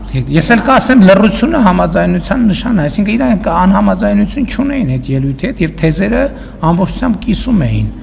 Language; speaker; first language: Armenian; native; Armenian